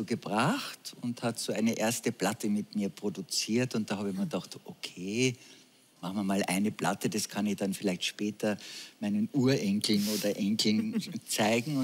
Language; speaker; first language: German; native; German